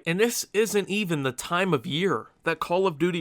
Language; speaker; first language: English; native; English